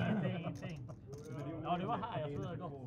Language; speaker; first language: Swedish; native; Swedish